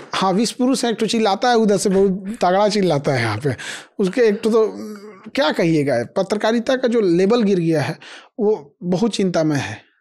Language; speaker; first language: Hindi; native; Hindi